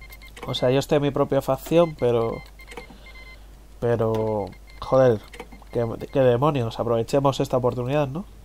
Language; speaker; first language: Spanish; native; Spanish